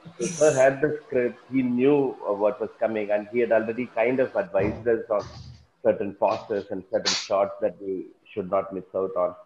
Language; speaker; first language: English; non-native, local second language; Tamil